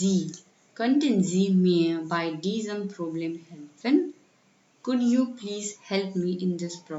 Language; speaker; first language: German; non-native, fluent; Hindi